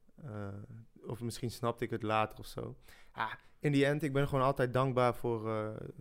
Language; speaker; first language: Dutch; early bilingual, other home language; French